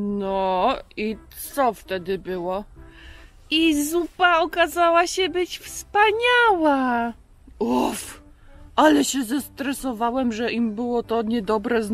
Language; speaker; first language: Polish; native; Polish